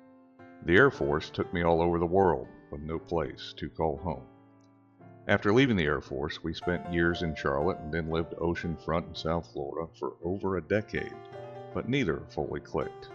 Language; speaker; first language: English; native; English